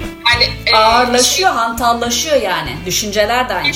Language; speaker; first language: Turkish; native; Turkish